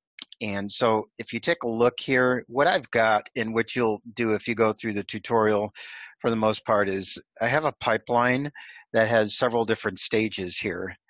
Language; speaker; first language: English; native; English